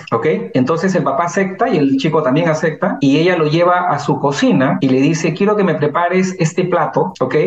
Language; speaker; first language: Spanish; native; Spanish